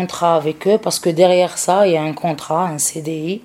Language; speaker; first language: French; non-native, local second language; Arabic